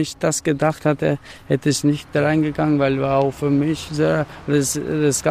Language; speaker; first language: German; non-native, learner; Albanian